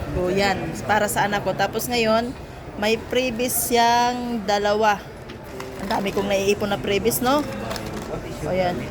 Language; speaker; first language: Filipino; non-native, local second language; Cebuano